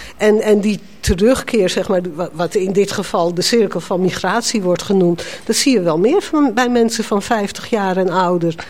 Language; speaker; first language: Dutch; native; Dutch